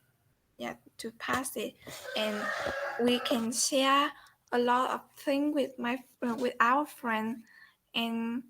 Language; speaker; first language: English; non-native, learner; Vietnamese